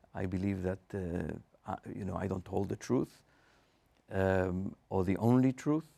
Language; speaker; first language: English; non-native, fluent; Spanish